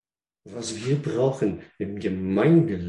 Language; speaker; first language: German; non-native, fluent; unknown